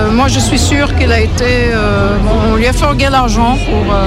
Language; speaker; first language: French; non-native, fluent; Kurdish